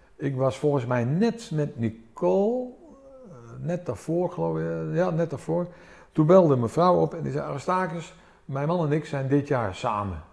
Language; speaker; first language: Dutch; early bilingual, other home language; Armenian